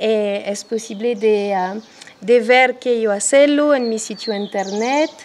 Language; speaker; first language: Spanish; non-native, learner; French